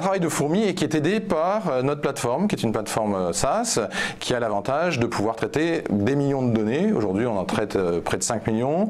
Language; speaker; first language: French; native; French